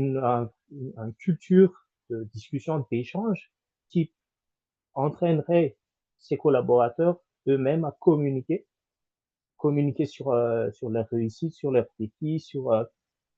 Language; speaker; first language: French; non-native, local second language; Malagasy